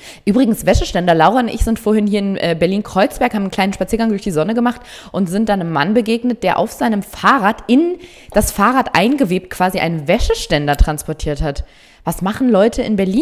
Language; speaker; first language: German; native; German